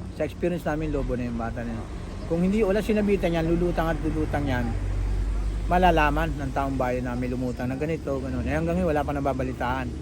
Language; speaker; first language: Filipino; native; Filipino